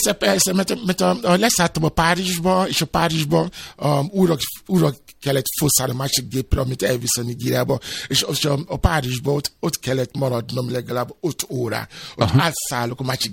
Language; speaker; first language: Hungarian; non-native, fluent; Yoruba